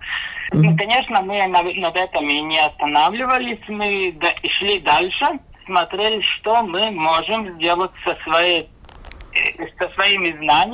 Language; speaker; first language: Russian; non-native, local second language; Latvian